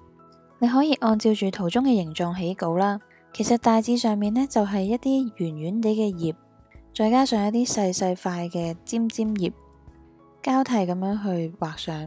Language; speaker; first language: Chinese; non-native, local second language; Cantonese